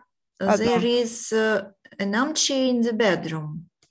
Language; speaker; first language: English; non-native, learner; Russian